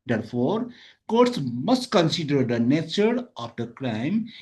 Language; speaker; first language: English; non-native, local second language; Nepali